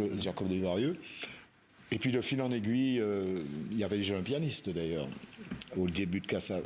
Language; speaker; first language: French; native; French